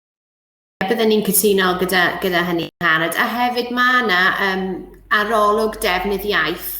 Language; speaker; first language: Welsh; native; Welsh